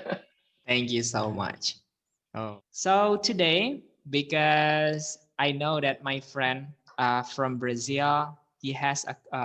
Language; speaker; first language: English; non-native, learner; Indonesian